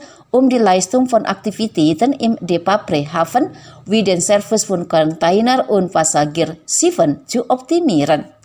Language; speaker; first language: German; non-native, fluent; Indonesian